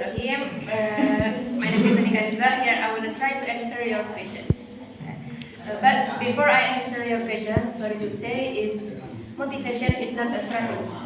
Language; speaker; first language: English; non-native, learner; Indonesian